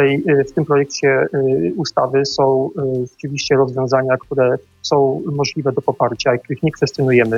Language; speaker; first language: Polish; native; Polish